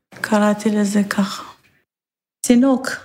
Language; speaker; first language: Hebrew; non-native, fluent; Persian